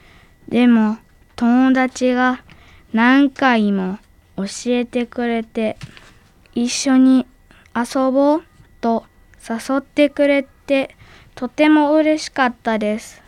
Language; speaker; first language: Japanese; early bilingual, other home language; Arabic